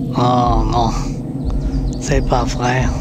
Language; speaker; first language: French; non-native, learner; English